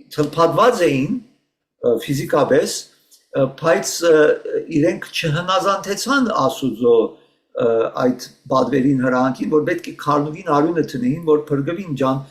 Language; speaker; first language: Armenian; early bilingual, heritage; Armenian